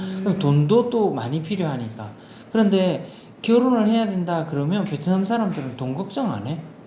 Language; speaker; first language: Korean; non-native, local second language; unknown